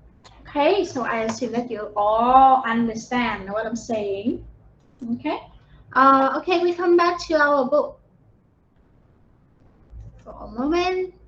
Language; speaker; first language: English; non-native, fluent; Vietnamese